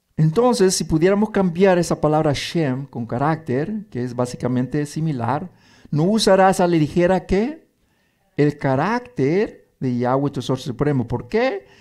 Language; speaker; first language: Spanish; early bilingual, heritage; Spanish